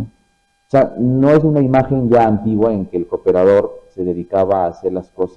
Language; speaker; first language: Spanish; native; Spanish